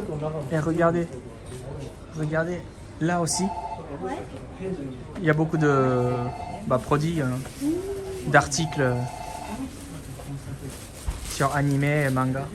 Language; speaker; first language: French; non-native, fluent; Japanese